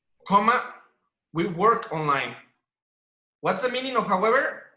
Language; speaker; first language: English; non-native, fluent; Spanish